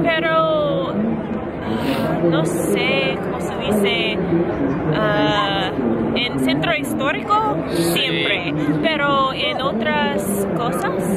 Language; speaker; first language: Spanish; non-native, learner; English